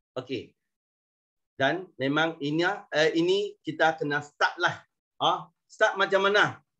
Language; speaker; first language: Malay; non-native, local second language; Chinese